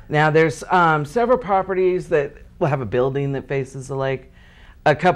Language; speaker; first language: English; native; English